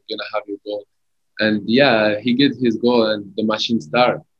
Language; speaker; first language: English; early bilingual, other home language; Arabic